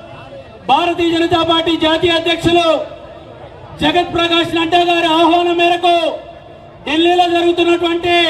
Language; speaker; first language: Telugu; native; Telugu